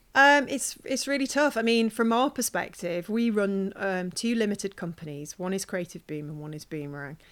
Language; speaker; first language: English; native; English